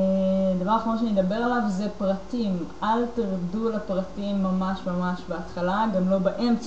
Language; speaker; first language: Hebrew; native; Hebrew